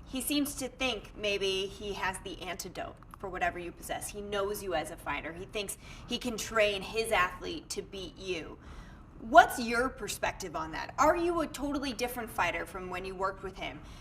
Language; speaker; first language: English; native; English